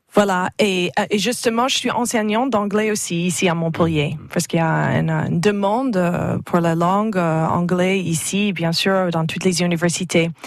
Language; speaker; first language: French; non-native, fluent; English